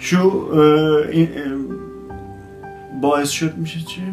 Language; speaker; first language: Turkish; non-native, fluent; Azerbaijani